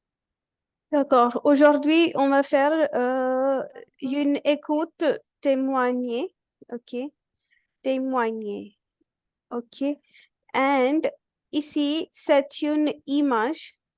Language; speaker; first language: French; non-native, fluent; Hindi